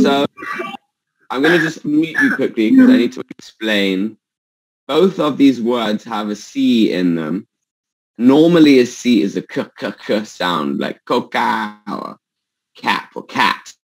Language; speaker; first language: English; native; English